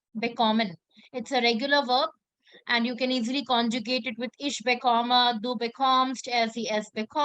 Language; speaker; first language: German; non-native, fluent; Hindi